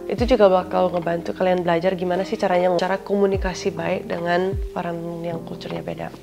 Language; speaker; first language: Indonesian; early bilingual, other home language; Dutch